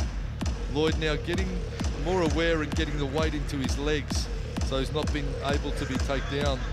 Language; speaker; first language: English; native; English